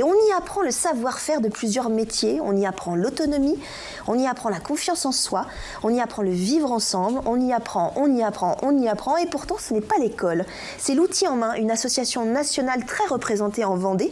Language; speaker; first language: French; native; French